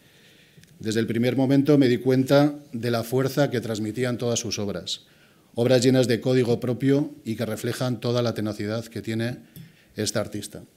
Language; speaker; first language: Spanish; native; Spanish